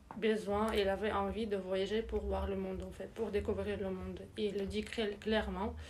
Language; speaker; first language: French; non-native, learner; English